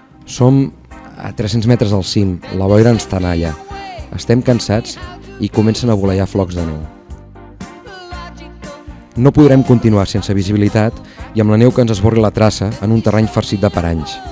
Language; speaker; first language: Catalan; native; Catalan